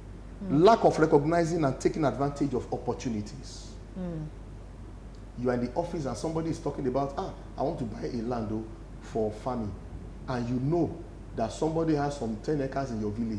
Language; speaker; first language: English; non-native, local second language; Yoruba